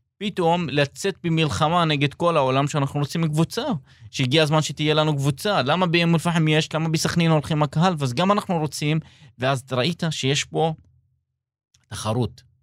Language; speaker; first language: Hebrew; non-native, local second language; Arabic